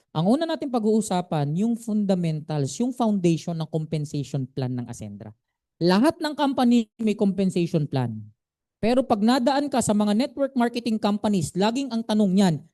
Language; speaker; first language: Filipino; native; Filipino